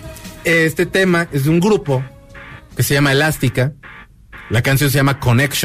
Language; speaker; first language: Spanish; native; Spanish